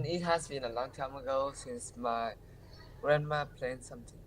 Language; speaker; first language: English; non-native, learner; Vietnamese